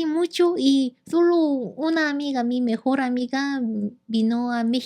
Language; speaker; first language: Spanish; non-native, learner; Korean